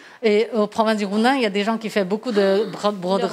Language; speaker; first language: French; non-native, fluent; Chinese